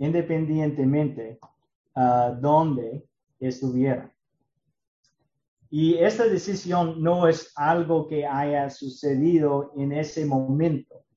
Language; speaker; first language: Spanish; non-native, learner; English